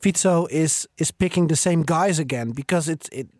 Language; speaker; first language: English; non-native, fluent; Dutch